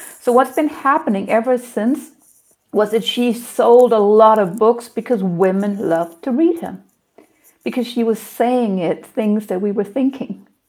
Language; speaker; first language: English; non-native, fluent; Danish